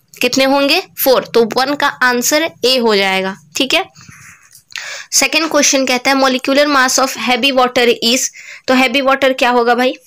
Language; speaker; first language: Hindi; native; Hindi